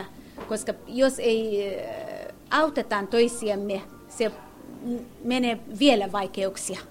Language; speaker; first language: Finnish; non-native, learner; Kurdish